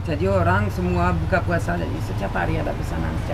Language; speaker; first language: Indonesian; non-native, fluent; French